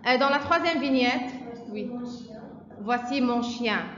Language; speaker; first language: French; non-native, fluent; Arabic